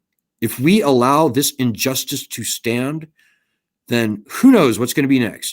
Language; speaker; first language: English; native; English